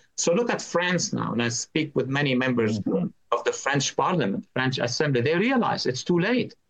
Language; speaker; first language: English; non-native, fluent; Arabic